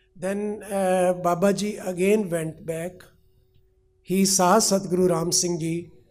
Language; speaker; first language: English; non-native, local second language; Punjabi